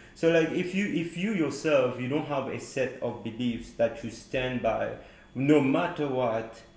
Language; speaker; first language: English; non-native, fluent; Morisyen